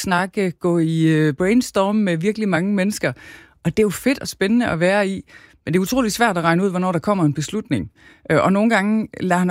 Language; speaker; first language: Danish; native; Danish